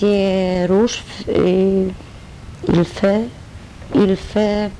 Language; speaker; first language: French; non-native, learner; Polish